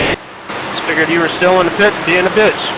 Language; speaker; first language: English; native; English